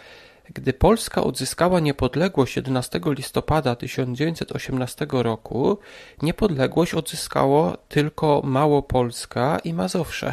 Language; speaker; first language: Polish; native; Polish